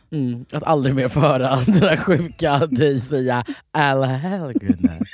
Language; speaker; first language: Swedish; native; Swedish